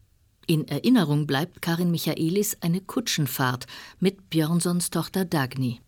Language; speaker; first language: German; native; German